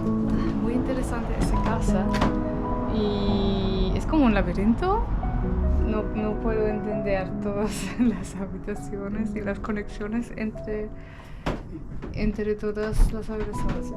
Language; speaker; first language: Spanish; non-native, fluent; German